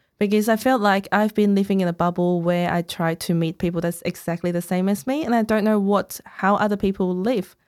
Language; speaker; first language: English; non-native, fluent; Cantonese